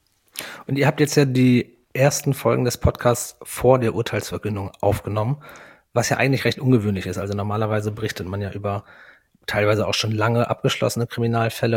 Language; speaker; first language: German; native; German